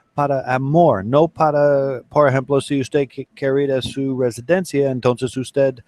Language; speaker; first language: Spanish; non-native, learner; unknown